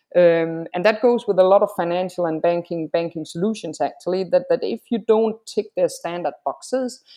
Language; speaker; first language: English; non-native, fluent; Danish